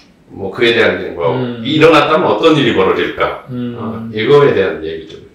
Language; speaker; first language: Korean; native; Korean